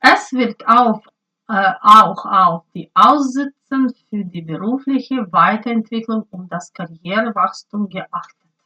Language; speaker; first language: German; non-native, learner; Ukrainian